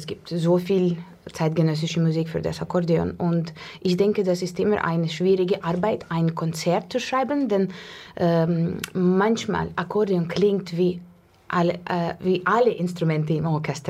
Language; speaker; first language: German; non-native, learner; Russian